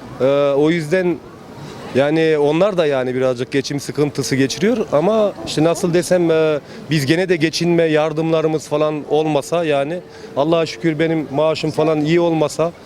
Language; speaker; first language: Turkish; early bilingual, heritage; Turkish